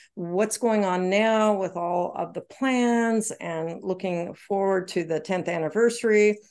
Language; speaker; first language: English; native; English